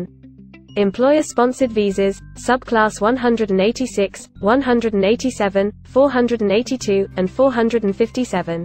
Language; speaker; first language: English; non-native, local second language; Hindi